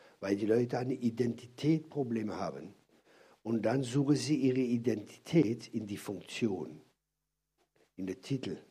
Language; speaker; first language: German; non-native, fluent; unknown